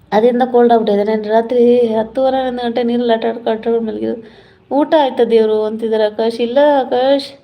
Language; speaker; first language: Kannada; non-native, local second language; Malayalam